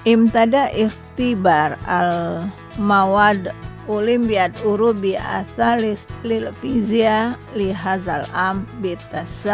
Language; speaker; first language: Arabic; non-native, fluent; Indonesian